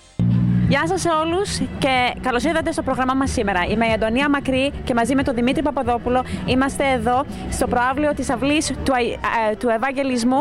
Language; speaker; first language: Greek; early bilingual, heritage; Greek